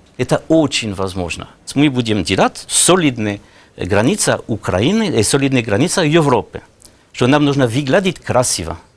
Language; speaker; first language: Russian; non-native, learner; French